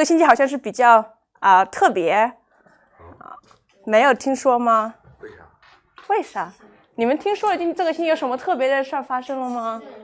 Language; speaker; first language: Chinese; non-native, fluent; English